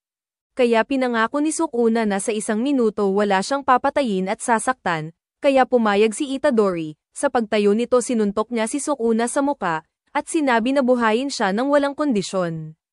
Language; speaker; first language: Filipino; native; Filipino